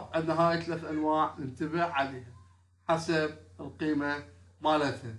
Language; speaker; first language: Arabic; native; Arabic